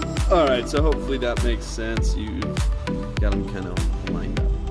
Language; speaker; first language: English; native; English